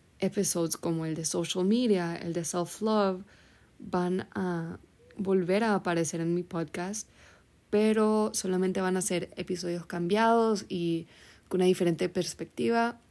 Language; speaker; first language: Spanish; early bilingual, heritage; Spanish